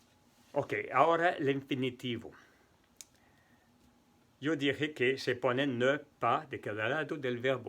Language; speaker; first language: Spanish; non-native, fluent; French